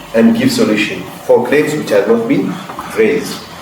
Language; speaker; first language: English; non-native, local second language; Amharic